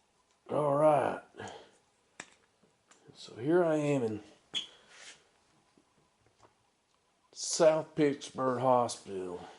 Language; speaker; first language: English; native; English